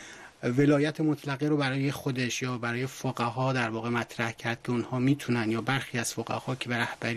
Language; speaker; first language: Persian; native; Persian